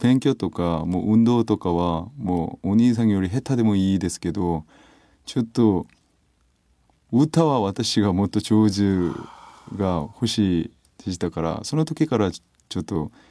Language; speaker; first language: Japanese; non-native, learner; Korean